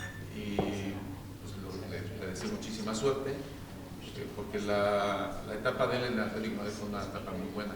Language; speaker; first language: Spanish; native; Spanish